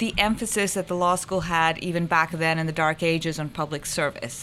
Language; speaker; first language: English; non-native, local second language; Urdu